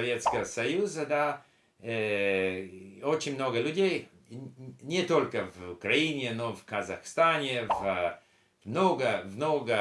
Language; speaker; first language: Russian; non-native, learner; English